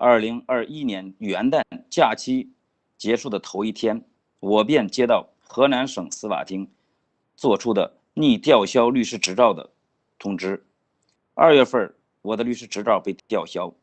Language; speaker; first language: Chinese; native; Chinese